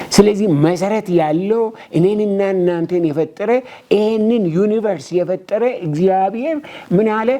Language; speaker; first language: Amharic; non-native, local second language; Oromo